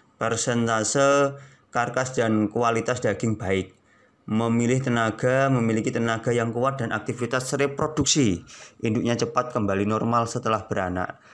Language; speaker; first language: Indonesian; native; Indonesian